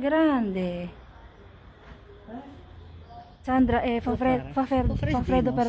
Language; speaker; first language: Italian; non-native, learner; Filipino